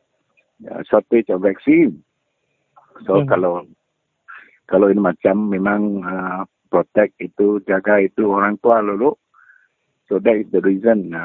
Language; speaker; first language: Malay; non-native, local second language; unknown